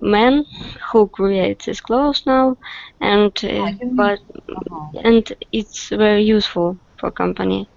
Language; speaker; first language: English; non-native, learner; Russian